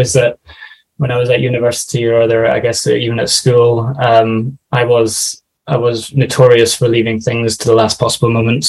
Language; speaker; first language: English; native; English